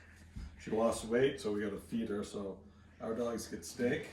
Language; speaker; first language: English; native; English